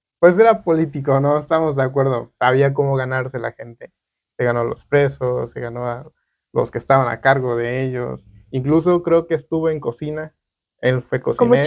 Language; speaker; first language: Spanish; native; Spanish